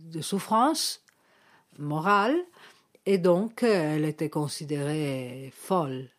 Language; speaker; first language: French; non-native, fluent; Italian